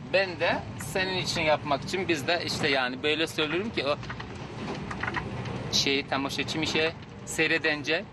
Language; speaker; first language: Turkish; non-native, learner; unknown